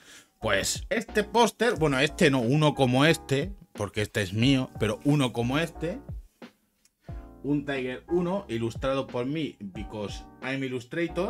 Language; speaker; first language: Spanish; native; Spanish